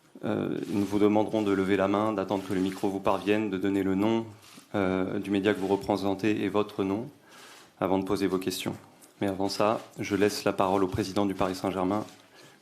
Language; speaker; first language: French; native; French